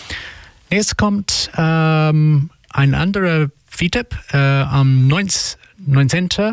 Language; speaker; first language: German; non-native, learner; English